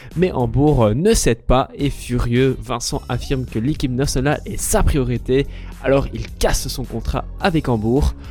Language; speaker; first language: French; native; French